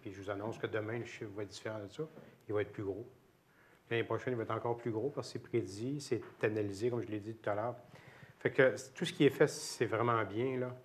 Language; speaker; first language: French; native; French